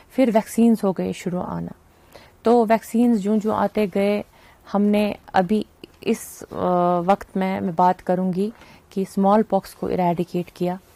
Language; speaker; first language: Hindi; non-native, local second language; Kashmiri